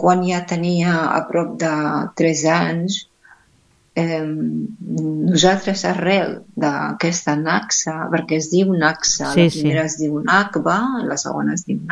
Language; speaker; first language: Catalan; non-native, fluent; Arabic